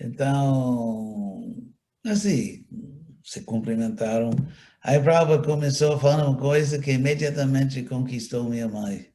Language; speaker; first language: Portuguese; non-native, fluent; English